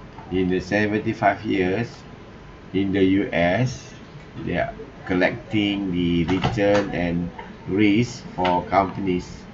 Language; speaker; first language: English; non-native, local second language; Malay